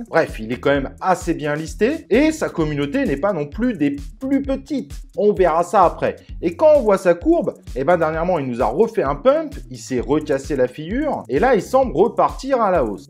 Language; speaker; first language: French; native; French